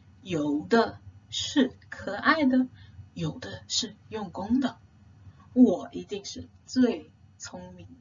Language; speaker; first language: Chinese; non-native, fluent; English